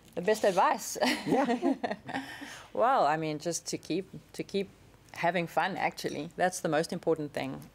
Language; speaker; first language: English; native; English